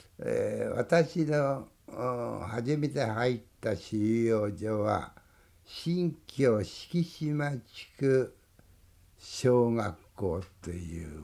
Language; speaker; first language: Japanese; native; Japanese